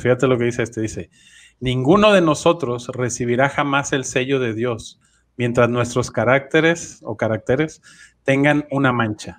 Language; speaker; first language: Spanish; native; Spanish